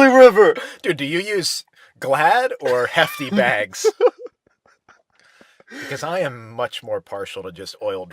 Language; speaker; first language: English; native; English